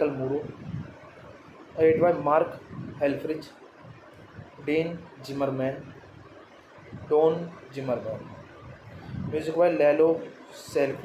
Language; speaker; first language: English; non-native, learner; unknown